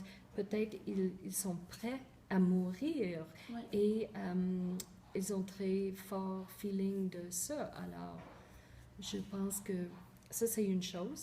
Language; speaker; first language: French; non-native, fluent; English